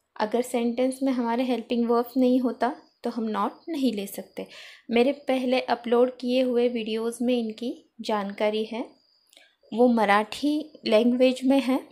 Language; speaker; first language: Hindi; non-native, local second language; Marathi